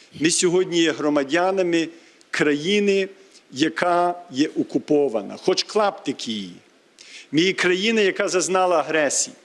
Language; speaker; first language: Ukrainian; early bilingual, heritage; Ukrainian